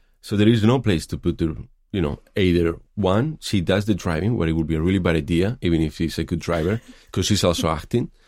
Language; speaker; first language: English; non-native, fluent; Spanish